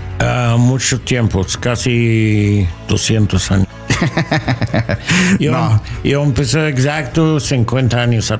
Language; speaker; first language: Spanish; non-native, learner; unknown